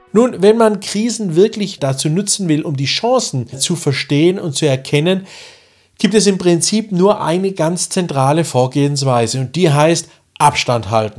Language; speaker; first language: German; native; German